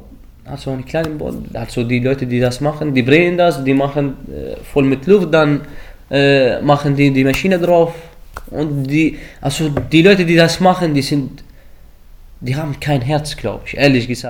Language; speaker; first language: German; early bilingual, other home language; Arabic